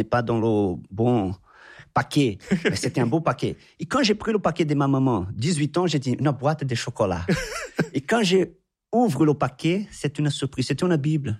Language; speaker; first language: French; non-native, fluent; Portuguese